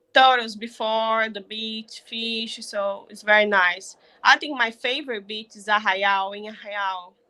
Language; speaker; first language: English; non-native, learner; Portuguese